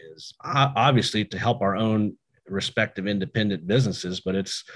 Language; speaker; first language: English; native; English